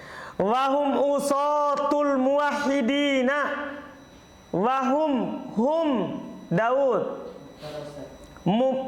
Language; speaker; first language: Arabic; non-native, fluent; Indonesian